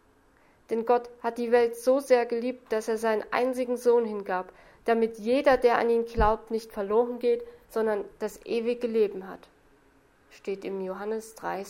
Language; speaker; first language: German; native; German